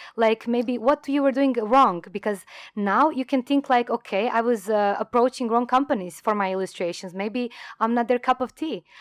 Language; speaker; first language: English; non-native, fluent; Croatian